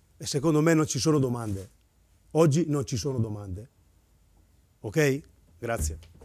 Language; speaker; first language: Italian; native; Italian